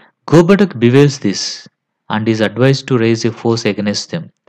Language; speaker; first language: English; non-native, local second language; Telugu